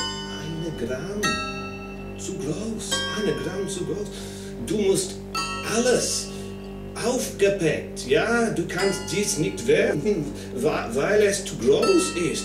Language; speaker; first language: German; non-native, learner; English